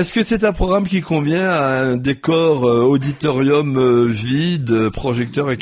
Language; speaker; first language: French; native; French